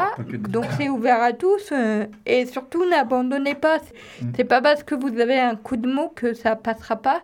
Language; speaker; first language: French; native; French